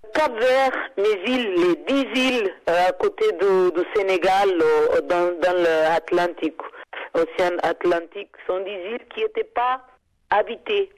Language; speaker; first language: French; non-native, fluent; Portuguese